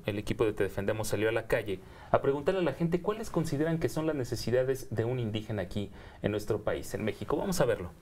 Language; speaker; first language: Spanish; native; Spanish